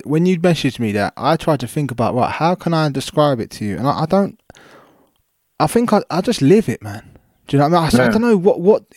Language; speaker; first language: English; native; English